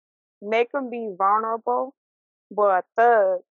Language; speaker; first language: English; native; English